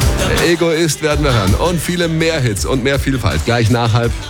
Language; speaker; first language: German; native; German